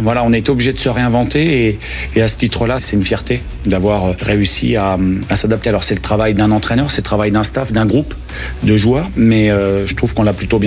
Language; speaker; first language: French; native; French